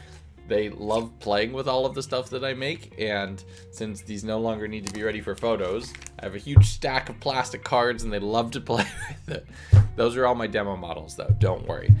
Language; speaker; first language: English; native; English